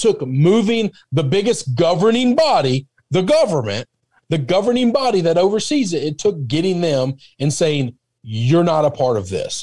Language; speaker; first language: English; native; English